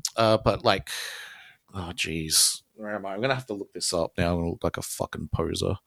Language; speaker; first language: English; native; English